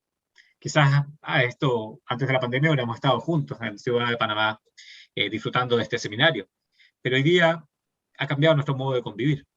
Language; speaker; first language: Spanish; native; Spanish